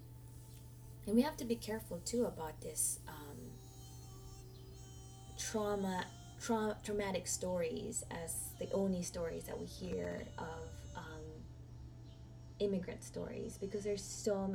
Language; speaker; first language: English; non-native, local second language; Hiligaynon